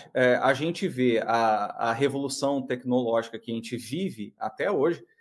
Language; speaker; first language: Portuguese; native; Portuguese